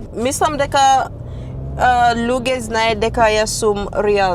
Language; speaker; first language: Macedonian; non-native, learner; English